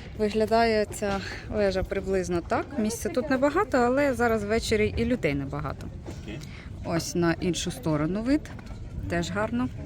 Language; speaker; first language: Ukrainian; non-native, local second language; Russian